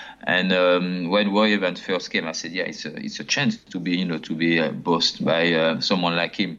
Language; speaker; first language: English; non-native, fluent; French